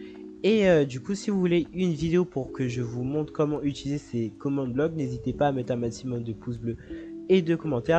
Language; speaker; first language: French; native; French